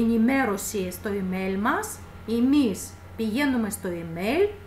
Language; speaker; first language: Greek; non-native, fluent; Russian